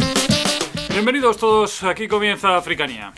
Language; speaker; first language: Spanish; native; Spanish